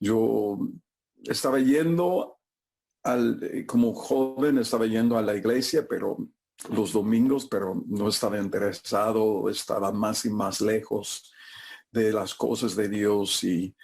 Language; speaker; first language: Spanish; non-native, fluent; English